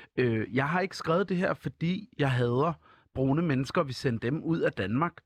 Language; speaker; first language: Danish; early bilingual, other home language; Arabic